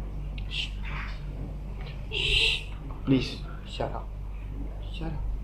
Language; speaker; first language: English; non-native, local second language; Malay